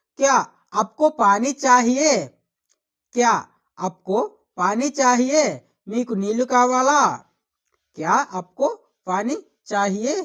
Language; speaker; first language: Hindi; non-native, local second language; Telugu